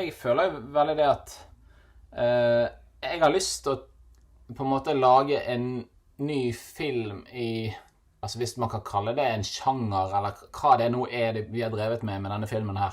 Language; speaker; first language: Norwegian; native; Norwegian